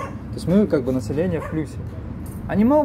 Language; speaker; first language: Russian; native; Russian